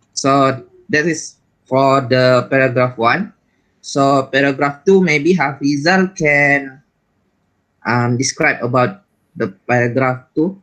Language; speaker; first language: English; non-native, learner; Malay